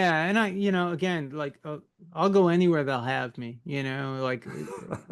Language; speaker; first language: English; native; English